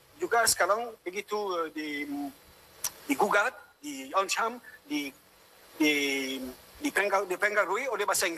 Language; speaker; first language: Indonesian; non-native, fluent; French